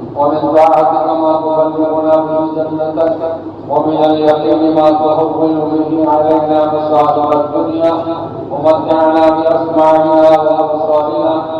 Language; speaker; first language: Arabic; non-native, fluent; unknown